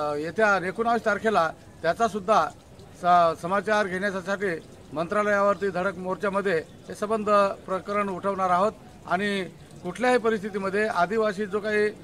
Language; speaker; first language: Marathi; non-native, local second language; Kukna